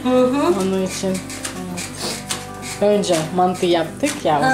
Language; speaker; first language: Turkish; non-native, fluent; Russian